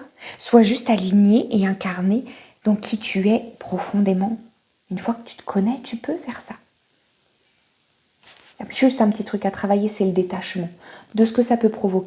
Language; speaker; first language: French; native; French